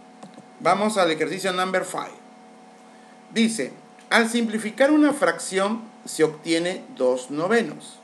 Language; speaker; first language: Spanish; native; Spanish